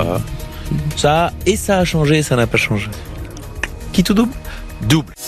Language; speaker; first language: French; native; French